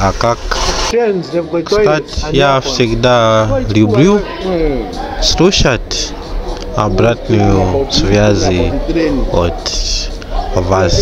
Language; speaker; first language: Russian; non-native, learner; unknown